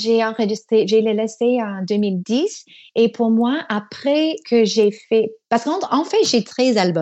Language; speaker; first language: French; non-native, fluent; English